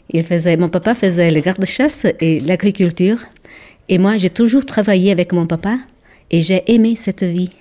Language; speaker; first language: French; non-native, local second language; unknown